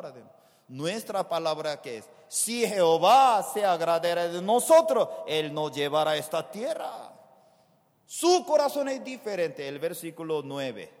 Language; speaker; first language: Spanish; non-native, fluent; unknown